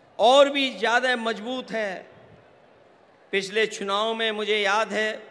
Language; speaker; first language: Hindi; native; Hindi